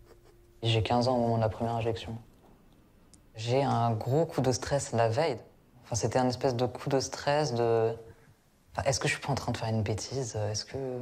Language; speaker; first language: French; native; French